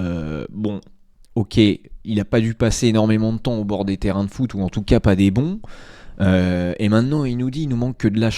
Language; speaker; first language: French; native; French